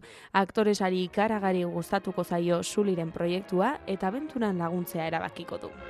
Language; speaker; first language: Basque; native; Basque